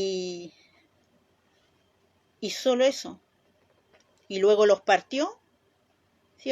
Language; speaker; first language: Spanish; native; Spanish